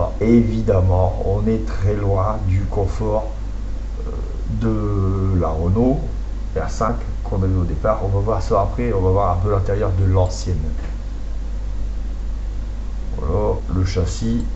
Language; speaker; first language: French; native; French